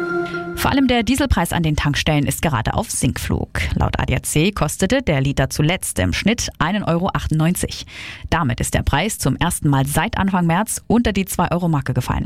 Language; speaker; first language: German; native; German